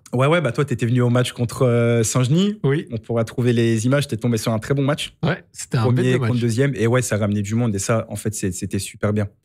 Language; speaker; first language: French; native; French